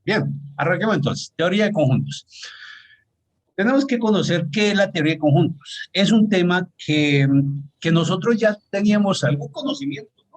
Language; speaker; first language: Spanish; native; Spanish